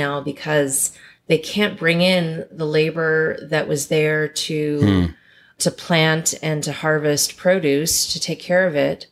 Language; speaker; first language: English; native; English